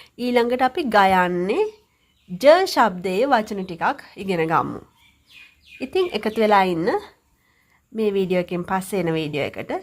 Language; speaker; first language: Sinhala; native; Sinhala